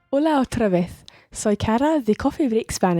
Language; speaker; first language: Spanish; non-native, learner; English